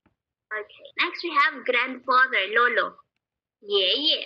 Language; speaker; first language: English; non-native, local second language; Filipino